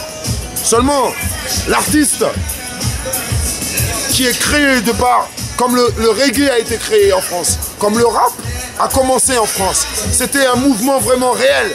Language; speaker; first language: French; native; French